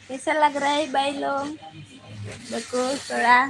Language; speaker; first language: Hindi; non-native, local second language; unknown